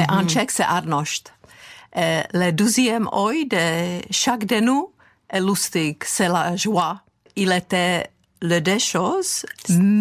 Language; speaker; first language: French; non-native, fluent; Czech